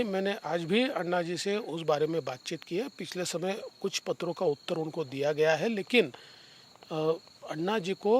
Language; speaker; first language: Hindi; non-native, local second language; Marathi